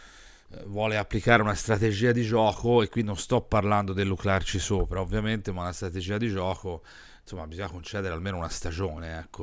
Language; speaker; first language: Italian; native; Italian